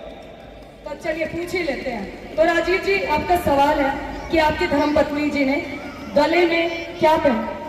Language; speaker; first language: Hindi; native; Hindi